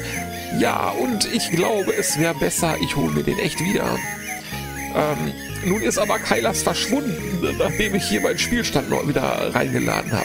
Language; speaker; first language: German; native; German